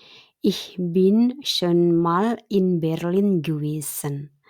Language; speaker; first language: German; non-native, fluent; Indonesian